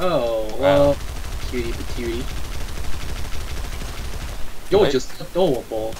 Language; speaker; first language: English; native; English